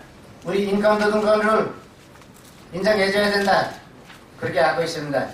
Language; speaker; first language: Korean; non-native, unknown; Nepali